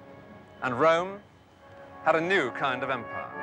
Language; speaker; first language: English; native; English